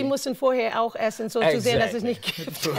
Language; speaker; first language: German; non-native, learner; English